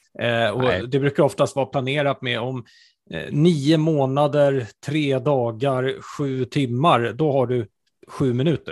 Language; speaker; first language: Swedish; native; Swedish